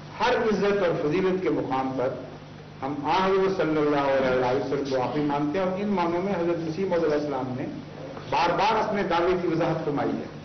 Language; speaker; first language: Urdu; native; Urdu